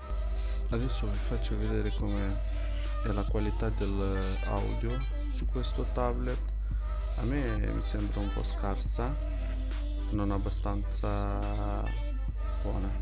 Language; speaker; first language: Italian; non-native, fluent; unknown